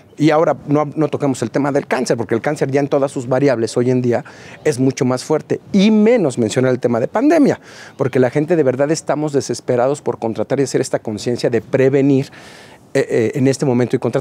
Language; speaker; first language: Spanish; native; Spanish